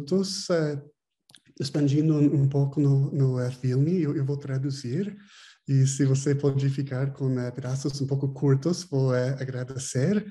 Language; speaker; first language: Portuguese; non-native, fluent; English